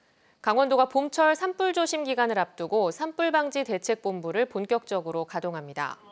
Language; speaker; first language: Korean; native; Korean